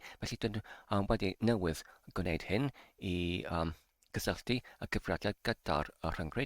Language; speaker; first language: Welsh; non-native, learner; English